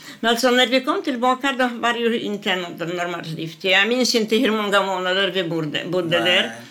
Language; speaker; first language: Swedish; non-native, fluent; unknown